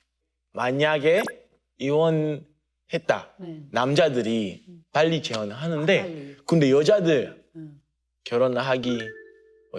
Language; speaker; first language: Korean; non-native, fluent; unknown